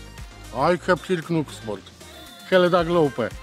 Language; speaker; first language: Dutch; non-native, learner; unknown